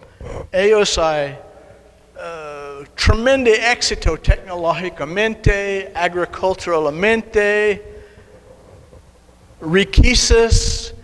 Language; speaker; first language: Spanish; non-native, learner; English